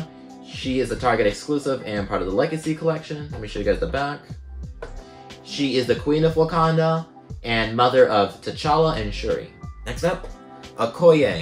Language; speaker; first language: English; native; English